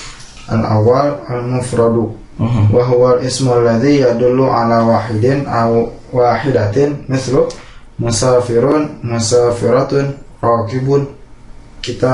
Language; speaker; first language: Arabic; non-native, learner; Indonesian